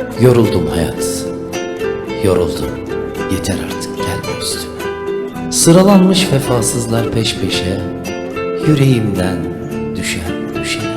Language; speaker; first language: Turkish; native; Turkish